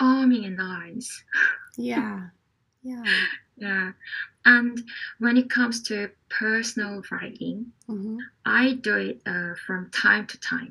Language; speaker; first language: English; non-native, fluent; Korean